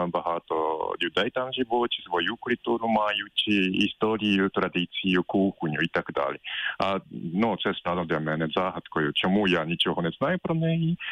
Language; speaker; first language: Ukrainian; non-native, fluent; Japanese